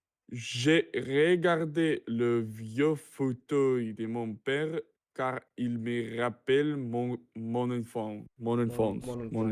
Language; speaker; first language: French; non-native, learner; Russian